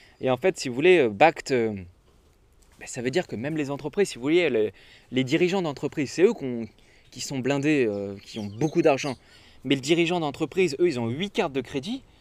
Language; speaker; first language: French; native; French